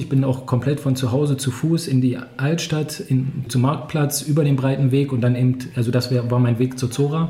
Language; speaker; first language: German; native; German